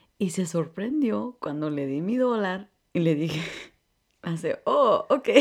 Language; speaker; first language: Spanish; early bilingual, heritage; Spanish